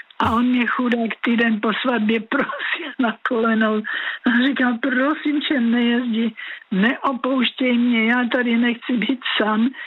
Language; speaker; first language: Czech; native; Czech